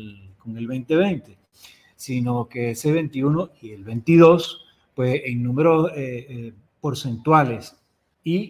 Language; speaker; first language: Spanish; native; Spanish